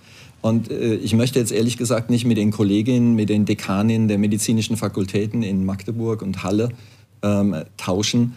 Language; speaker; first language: German; native; German